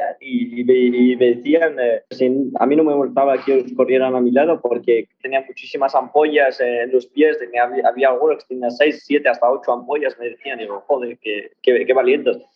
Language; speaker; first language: Spanish; early bilingual, other home language; Arabic